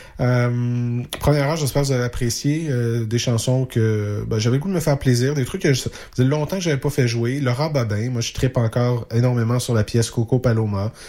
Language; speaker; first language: French; native; French